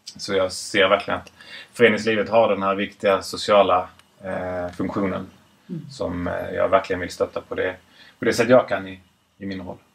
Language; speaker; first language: Swedish; native; Swedish